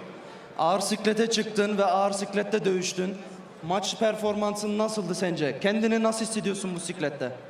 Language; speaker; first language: Turkish; native; Turkish